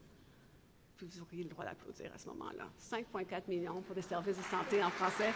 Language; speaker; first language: French; native; French